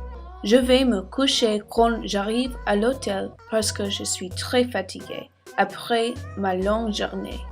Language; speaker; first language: French; non-native, learner; English